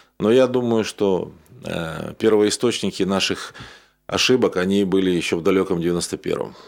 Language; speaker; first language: Russian; native; Russian